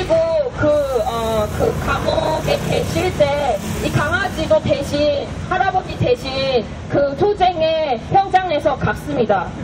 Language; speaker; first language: Korean; non-native, fluent; Chinese